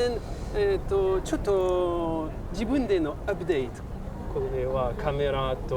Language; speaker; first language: Japanese; non-native, learner; French